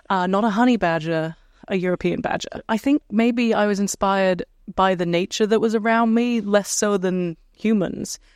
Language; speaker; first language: English; native; English